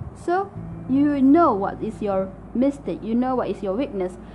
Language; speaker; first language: English; non-native, local second language; Malay